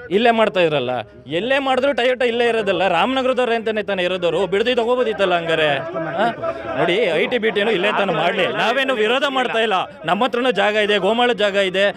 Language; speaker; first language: Kannada; native; Kannada